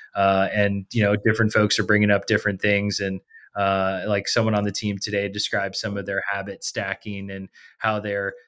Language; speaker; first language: English; native; English